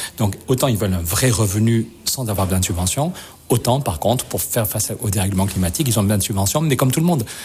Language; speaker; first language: French; native; French